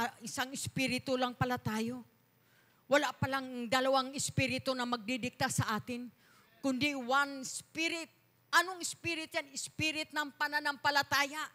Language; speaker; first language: Filipino; non-native, local second language; Cebuano